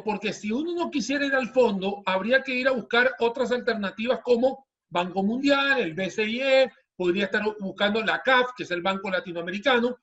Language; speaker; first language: Spanish; native; Spanish